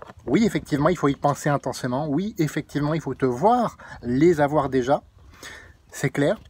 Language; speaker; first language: French; native; French